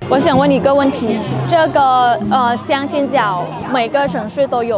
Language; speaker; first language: Chinese; non-native, fluent; Thai